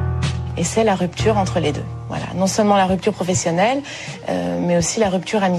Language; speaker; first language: French; native; French